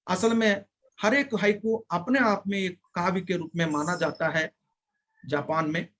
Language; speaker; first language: Hindi; non-native, local second language; Telugu